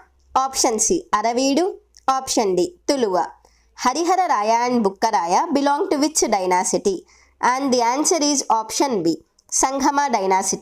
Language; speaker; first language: English; non-native, local second language; Telugu